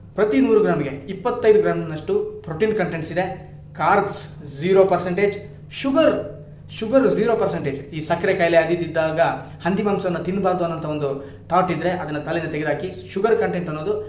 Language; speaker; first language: Kannada; non-native, local second language; Kodava